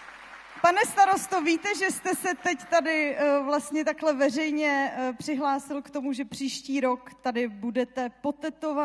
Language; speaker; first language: Czech; native; Czech